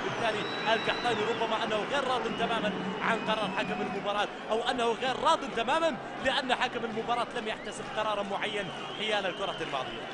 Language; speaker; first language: Arabic; native; Arabic